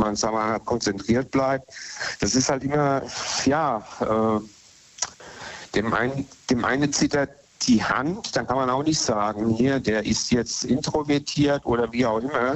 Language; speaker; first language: German; native; German